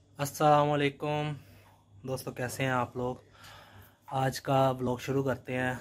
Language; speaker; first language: Urdu; non-native, local second language; Punjabi